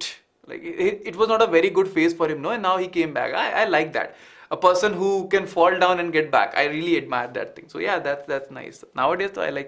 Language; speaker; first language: English; non-native, local second language; Hindi